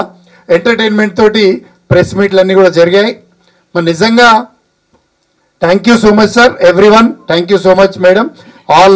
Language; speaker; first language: Telugu; native; Telugu